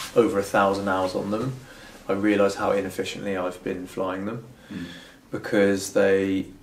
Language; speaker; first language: English; native; English